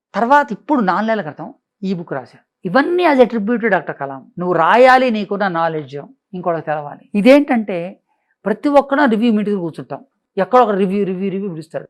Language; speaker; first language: Telugu; native; Telugu